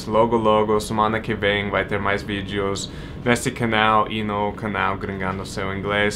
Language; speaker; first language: Portuguese; non-native, fluent; English